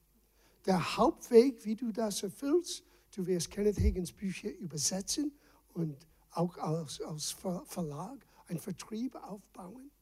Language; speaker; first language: German; non-native, fluent; English